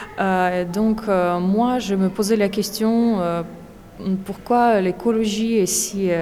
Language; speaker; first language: French; non-native, fluent; Russian